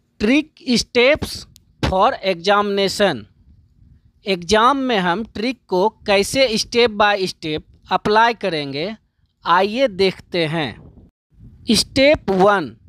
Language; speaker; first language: Hindi; native; Hindi